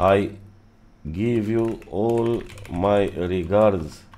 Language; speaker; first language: English; non-native, learner; Romanian